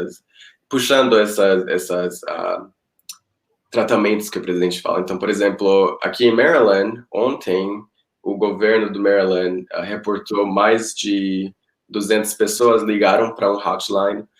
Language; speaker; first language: Portuguese; non-native, fluent; Spanish